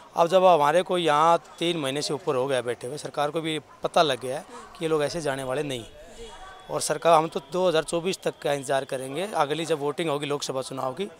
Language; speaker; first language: Hindi; native; Hindi